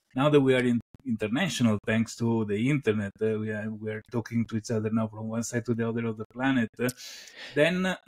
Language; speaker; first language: English; non-native, fluent; Italian